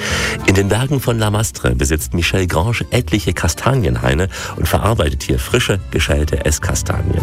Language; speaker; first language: German; native; German